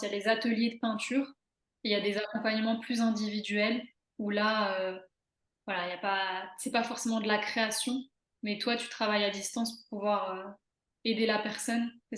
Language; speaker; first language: French; native; French